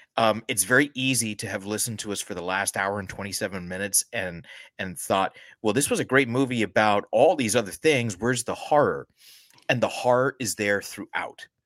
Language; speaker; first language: English; native; English